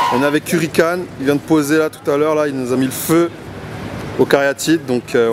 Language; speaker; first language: French; native; French